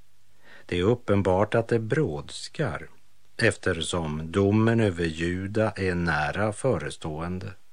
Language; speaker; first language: Swedish; native; Swedish